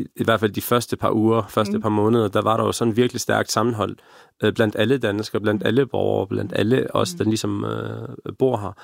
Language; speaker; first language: Danish; early bilingual, other home language; Arabic